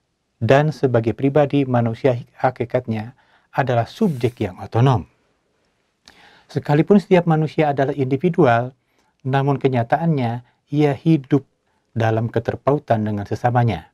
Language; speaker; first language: Indonesian; native; Indonesian